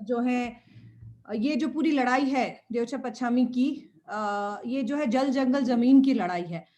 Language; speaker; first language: Hindi; non-native, local second language; Bangla